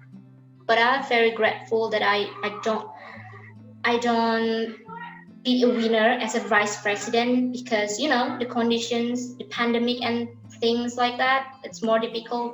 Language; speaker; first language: English; non-native, learner; Indonesian